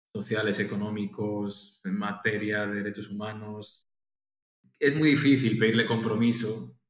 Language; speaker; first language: Spanish; native; Spanish